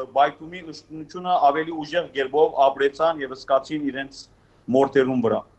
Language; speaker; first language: Armenian; early bilingual, heritage; Armenian